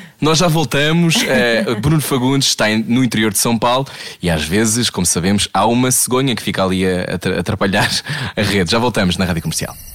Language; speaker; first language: Portuguese; native; Portuguese